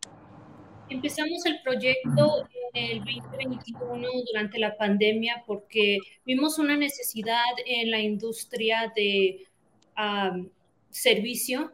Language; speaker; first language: Spanish; early bilingual, heritage; Spanish